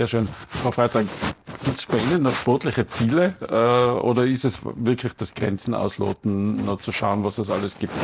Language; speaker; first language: German; native; German